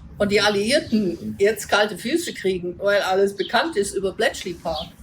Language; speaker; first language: German; native; German